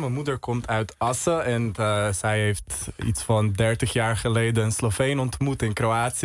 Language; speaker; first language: Dutch; early bilingual, heritage; Dutch